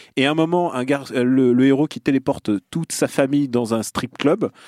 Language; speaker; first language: French; non-native, fluent; Russian